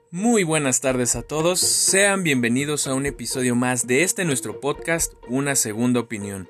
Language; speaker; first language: Spanish; native; Spanish